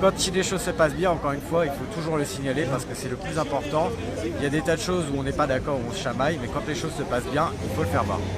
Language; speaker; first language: French; native; French